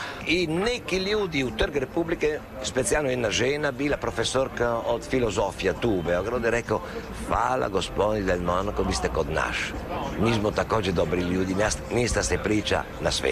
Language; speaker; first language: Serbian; non-native, learner; Italian